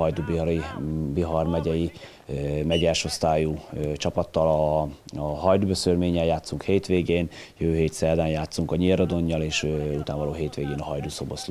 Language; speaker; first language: Hungarian; native; Hungarian